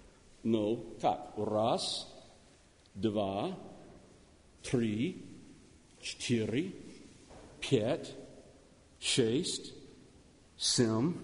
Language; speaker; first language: Russian; non-native, learner; English